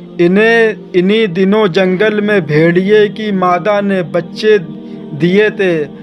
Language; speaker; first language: Urdu; native; Urdu